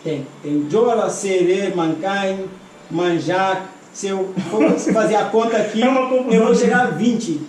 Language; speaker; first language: Portuguese; non-native, fluent; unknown